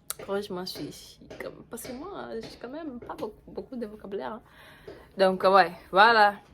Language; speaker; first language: French; non-native, fluent; Portuguese